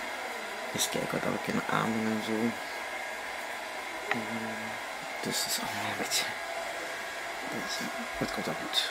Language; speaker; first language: Dutch; native; Dutch